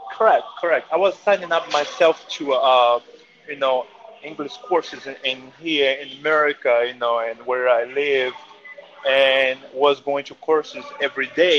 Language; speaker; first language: English; non-native, fluent; Portuguese